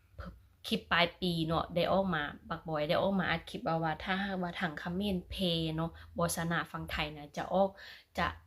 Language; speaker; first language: Thai; non-native, local second language; Lao